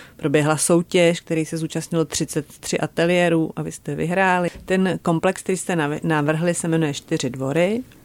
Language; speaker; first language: Czech; native; Czech